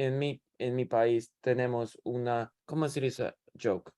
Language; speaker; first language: Spanish; non-native, learner; English